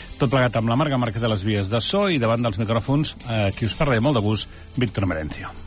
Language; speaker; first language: Catalan; native; Catalan